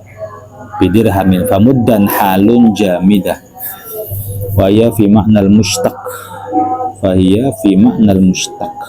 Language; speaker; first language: Arabic; non-native, fluent; Javanese